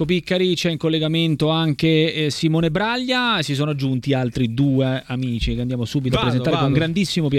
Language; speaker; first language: Italian; native; Italian